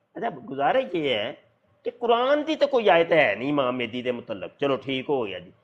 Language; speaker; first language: Urdu; non-native, local second language; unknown